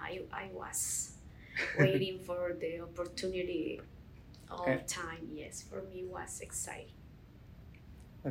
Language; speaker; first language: English; non-native, learner; Spanish